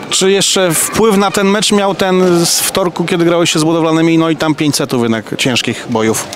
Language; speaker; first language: Polish; native; Polish